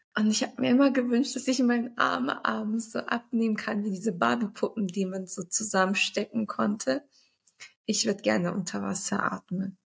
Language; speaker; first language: German; early bilingual, other home language; Turkish